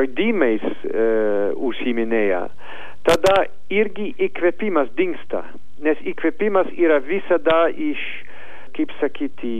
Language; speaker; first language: Lithuanian; non-native, learner; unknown